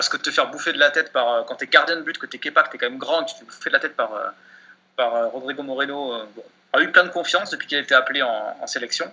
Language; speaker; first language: French; native; French